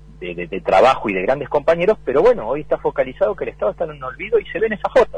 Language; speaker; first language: Spanish; native; Spanish